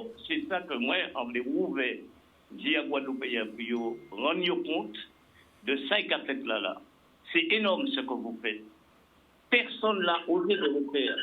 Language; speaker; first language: French; native; French